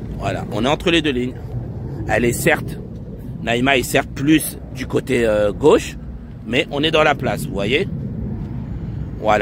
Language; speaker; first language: French; native; French